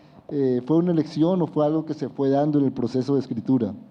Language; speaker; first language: Spanish; native; Spanish